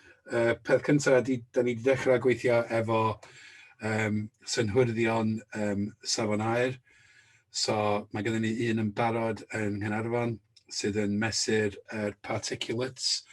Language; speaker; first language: Welsh; native; Welsh